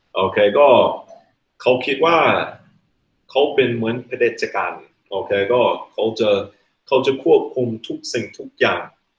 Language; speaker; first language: Thai; non-native, fluent; English